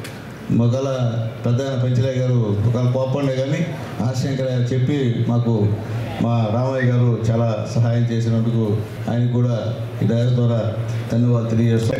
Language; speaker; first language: Telugu; native; Telugu